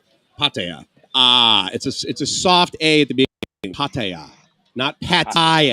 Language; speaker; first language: English; native; English